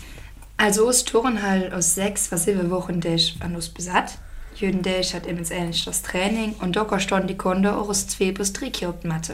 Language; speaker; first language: German; native; German